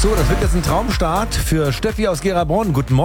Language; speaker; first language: German; native; German